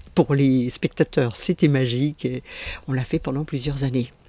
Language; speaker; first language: French; native; French